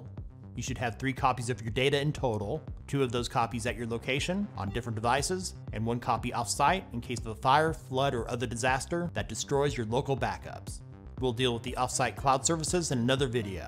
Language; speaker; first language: English; native; English